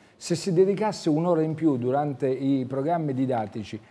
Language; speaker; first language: Italian; native; Italian